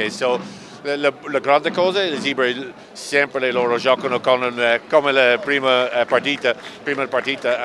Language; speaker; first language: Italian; non-native, learner; English